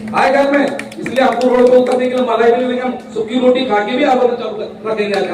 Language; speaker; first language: Hindi; non-native, local second language; Marathi